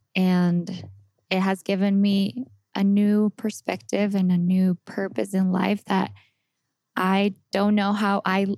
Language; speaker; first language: English; non-native, fluent; Spanish